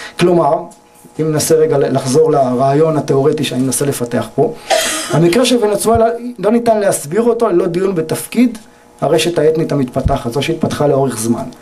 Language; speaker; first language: Hebrew; native; Hebrew